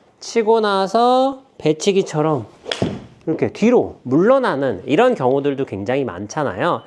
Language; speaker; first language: Korean; native; Korean